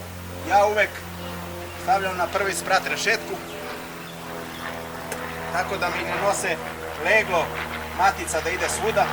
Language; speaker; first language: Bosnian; early bilingual, heritage; Serbian